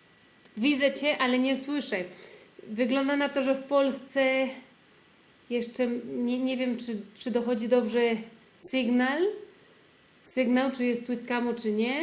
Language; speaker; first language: Polish; early bilingual, heritage; Polish